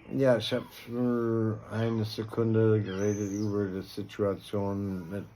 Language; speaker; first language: German; non-native, learner; English